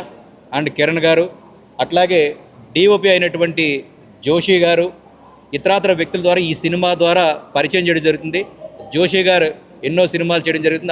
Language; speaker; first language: Telugu; native; Telugu